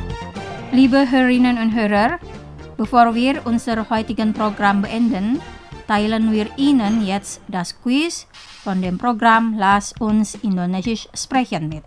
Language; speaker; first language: German; non-native, fluent; Indonesian